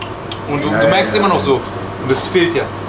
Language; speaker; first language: German; native; German